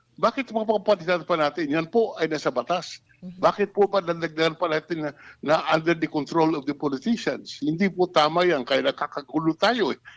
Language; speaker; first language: Filipino; non-native, local second language; Hiligaynon